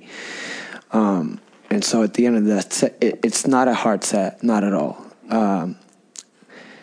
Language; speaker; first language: English; non-native, fluent; Russian